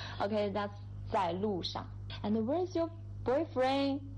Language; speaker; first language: English; non-native, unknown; Chinese